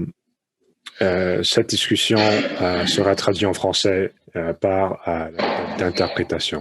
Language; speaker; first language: French; early bilingual, other home language; Spanish